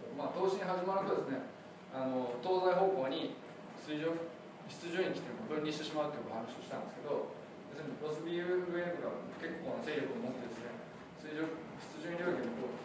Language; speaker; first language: Japanese; native; Japanese